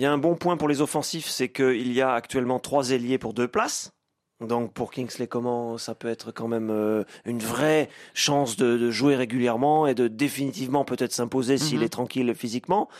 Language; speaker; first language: French; native; French